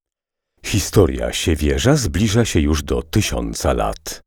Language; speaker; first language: Polish; native; Polish